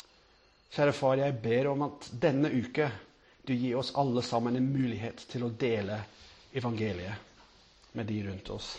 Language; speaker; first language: Norwegian; non-native, fluent; English